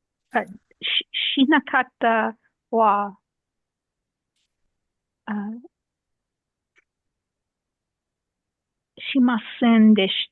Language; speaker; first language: Japanese; non-native, learner; English